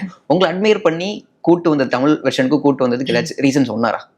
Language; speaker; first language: Tamil; native; Tamil